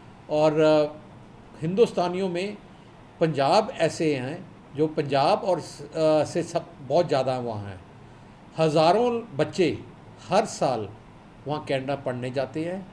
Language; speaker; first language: Hindi; non-native, local second language; Punjabi